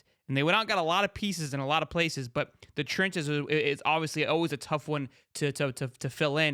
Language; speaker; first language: English; native; English